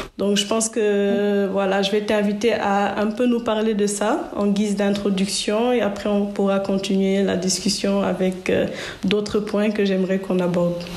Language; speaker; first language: French; non-native, local second language; Wolof